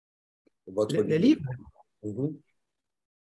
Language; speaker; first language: French; non-native, learner; Dutch